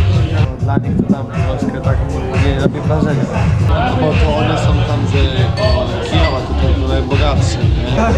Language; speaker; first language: Polish; non-native, fluent; Russian